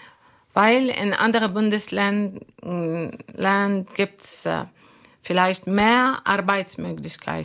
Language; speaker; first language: German; non-native, learner; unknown